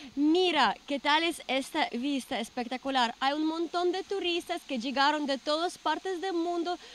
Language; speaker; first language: Spanish; non-native, fluent; Russian